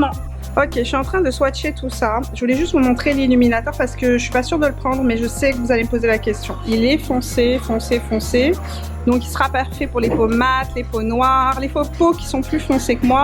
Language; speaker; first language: French; native; French